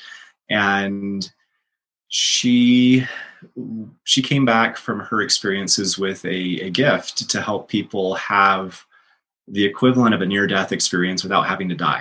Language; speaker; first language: English; native; English